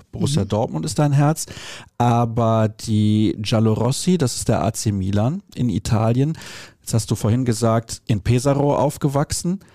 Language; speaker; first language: German; native; German